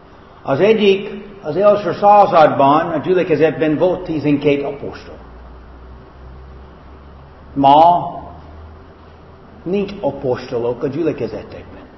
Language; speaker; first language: Hungarian; non-native, fluent; English